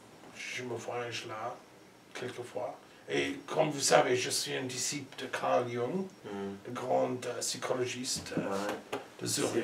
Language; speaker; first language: French; non-native, learner; English